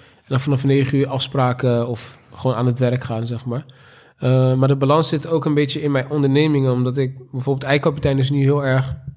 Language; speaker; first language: Dutch; native; Dutch